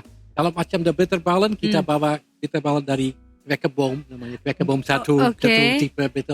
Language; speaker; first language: Indonesian; non-native, fluent; Dutch